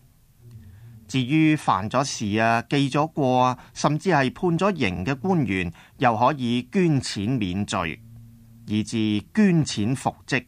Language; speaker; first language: Chinese; non-native, local second language; Cantonese